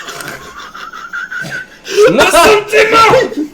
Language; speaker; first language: French; native; French